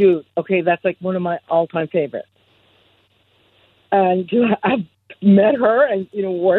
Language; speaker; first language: English; non-native, fluent; Spanish